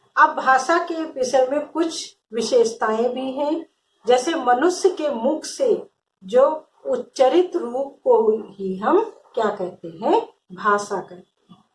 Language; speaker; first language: Hindi; native; Hindi